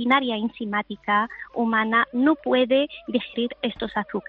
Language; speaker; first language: Spanish; non-native, fluent; Arabic